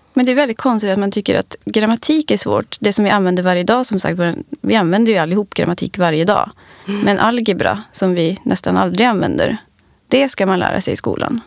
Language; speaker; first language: Swedish; early bilingual, other home language; English